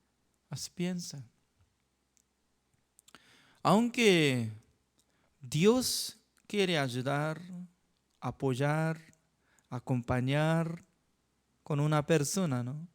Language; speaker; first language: Spanish; non-native, learner; Korean